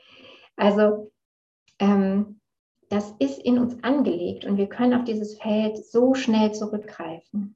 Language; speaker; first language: German; native; German